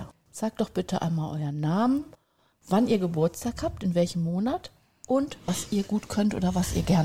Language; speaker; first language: German; native; German